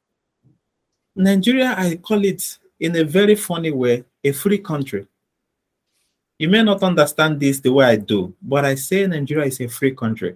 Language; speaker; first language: English; non-native, local second language; Igbo